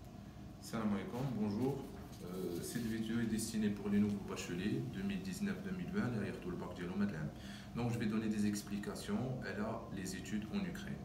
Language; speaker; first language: French; non-native, local second language; Arabic